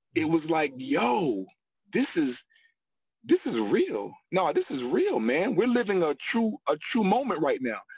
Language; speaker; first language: English; native; English